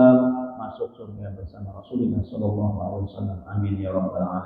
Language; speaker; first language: Indonesian; non-native, local second language; Banjar